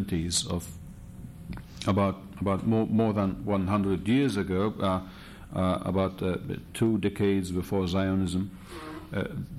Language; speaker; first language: English; non-native, fluent; Arabic